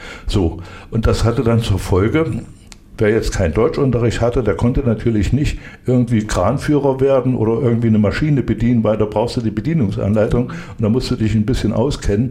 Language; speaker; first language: German; native; German